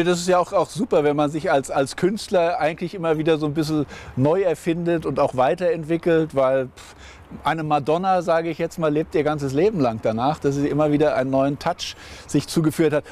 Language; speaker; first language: German; native; German